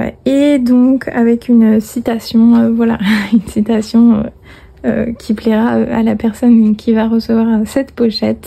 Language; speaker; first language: French; native; French